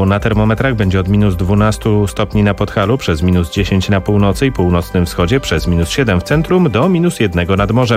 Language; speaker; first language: Polish; native; Polish